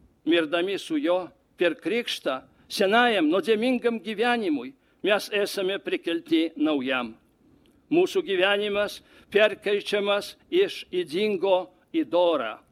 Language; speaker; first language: Lithuanian; non-native, fluent; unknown